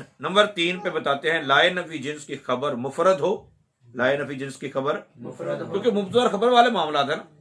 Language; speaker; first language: Urdu; non-native, local second language; Punjabi